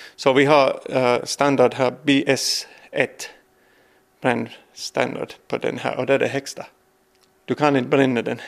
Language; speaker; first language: Swedish; non-native, learner; English